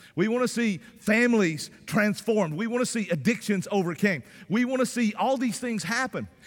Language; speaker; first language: English; native; English